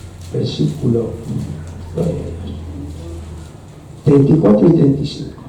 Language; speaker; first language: Spanish; native; Spanish